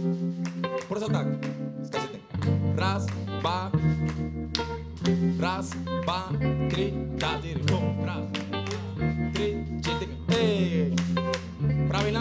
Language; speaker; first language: Russian; non-native, learner; Spanish